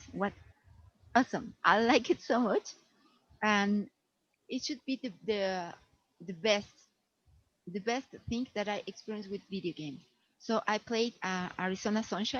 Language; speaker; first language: English; non-native, fluent; Spanish